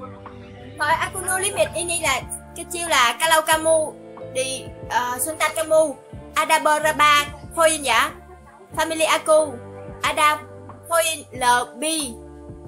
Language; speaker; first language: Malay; non-native, learner; Vietnamese